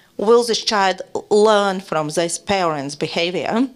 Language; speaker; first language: English; non-native, fluent; Latvian